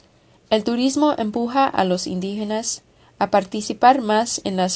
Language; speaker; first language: Spanish; non-native, fluent; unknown